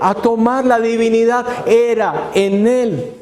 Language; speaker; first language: Spanish; native; Spanish